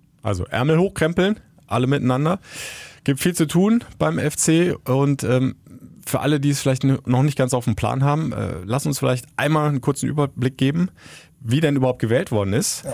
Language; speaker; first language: German; native; German